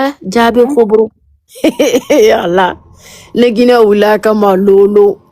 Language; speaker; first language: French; non-native, local second language; Mandingo